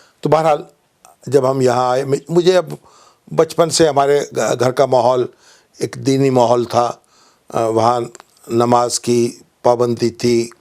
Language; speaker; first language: Urdu; non-native, local second language; Punjabi